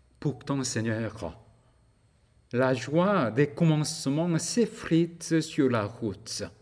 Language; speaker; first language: French; non-native, fluent; Korean